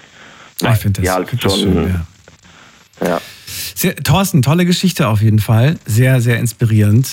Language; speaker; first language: German; native; German